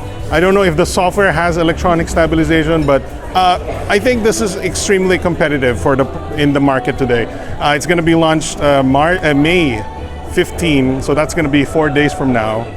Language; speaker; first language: English; non-native, local second language; Filipino